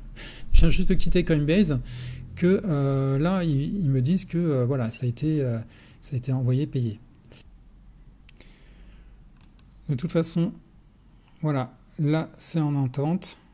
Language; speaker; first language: French; native; French